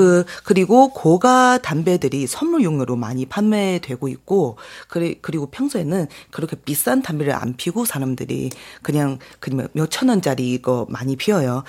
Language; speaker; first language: Korean; non-native, fluent; Chinese